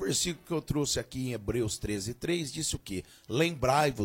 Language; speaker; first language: Portuguese; native; Portuguese